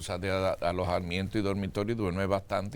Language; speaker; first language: Spanish; native; Spanish